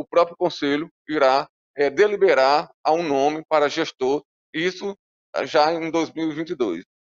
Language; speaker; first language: Portuguese; native; Portuguese